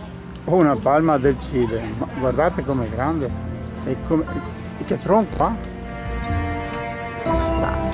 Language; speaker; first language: Italian; native; Italian